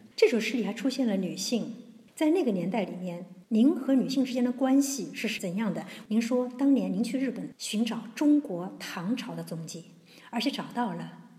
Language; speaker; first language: Chinese; native; Chinese